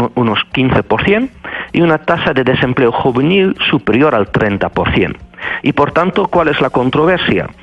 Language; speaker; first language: Spanish; non-native, fluent; Dutch